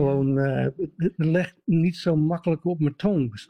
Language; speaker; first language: Dutch; early bilingual, heritage; English